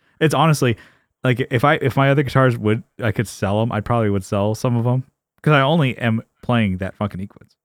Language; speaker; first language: English; native; English